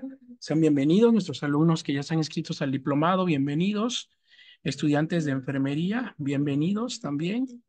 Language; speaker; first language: Spanish; native; Spanish